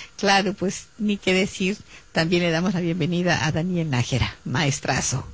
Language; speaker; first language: Spanish; native; Spanish